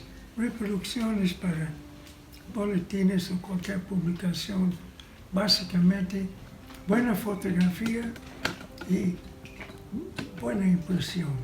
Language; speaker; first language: Spanish; non-native, fluent; English